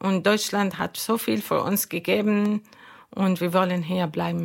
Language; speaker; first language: German; non-native, learner; Arabic